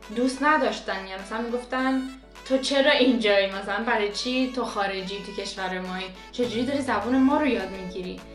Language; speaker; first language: Persian; early bilingual, heritage; Persian